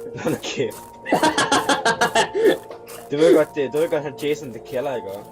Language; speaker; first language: Danish; native; Danish